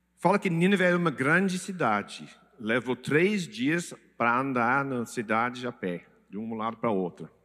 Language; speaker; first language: Portuguese; non-native, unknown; English